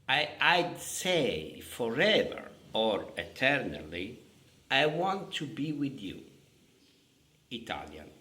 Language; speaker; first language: English; non-native, fluent; Italian